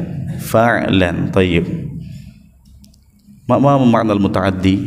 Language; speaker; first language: Arabic; non-native, fluent; Indonesian